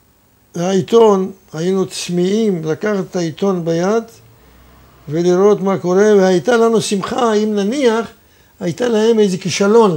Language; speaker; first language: Hebrew; non-native, fluent; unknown